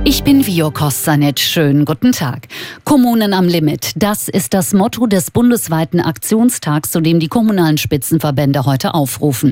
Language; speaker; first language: German; native; German